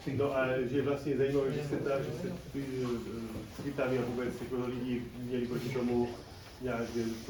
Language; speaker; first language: Czech; non-native, fluent; Spanish